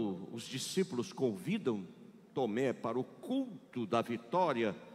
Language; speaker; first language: Portuguese; native; Portuguese